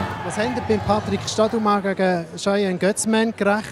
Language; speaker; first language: German; native; German